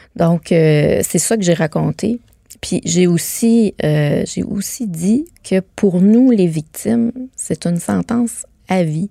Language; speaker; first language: French; native; French